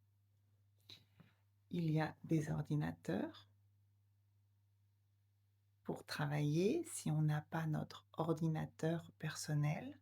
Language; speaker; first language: French; native; French